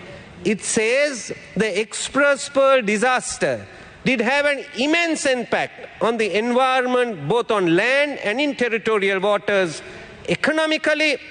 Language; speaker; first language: English; non-native, local second language; Sinhala